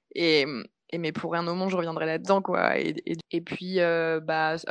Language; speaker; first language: French; native; French